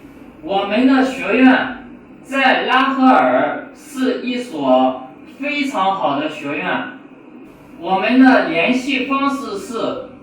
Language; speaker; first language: Chinese; non-native, fluent; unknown